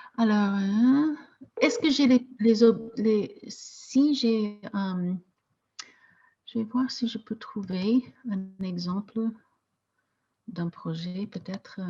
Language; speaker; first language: French; non-native, fluent; English